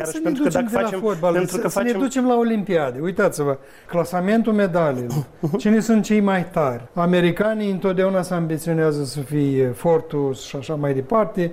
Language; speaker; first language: Romanian; native; Romanian